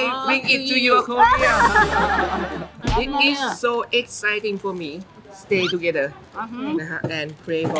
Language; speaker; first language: English; non-native, learner; Thai